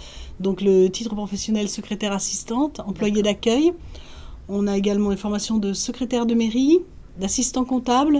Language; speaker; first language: French; native; French